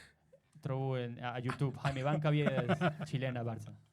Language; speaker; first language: Catalan; non-native, learner; Spanish